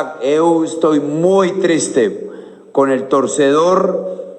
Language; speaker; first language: Portuguese; non-native, learner; Spanish